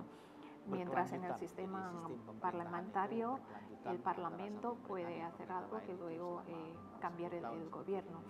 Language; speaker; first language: Spanish; non-native, fluent; Indonesian